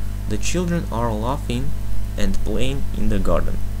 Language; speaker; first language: English; non-native, fluent; Russian